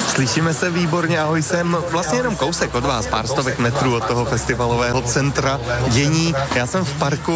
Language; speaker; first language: Czech; native; Czech